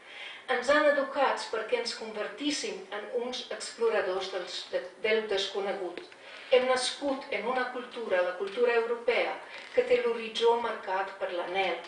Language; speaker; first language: Catalan; non-native, fluent; Slovenian